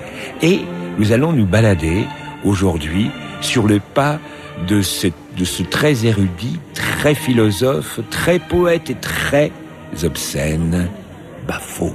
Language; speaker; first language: French; native; French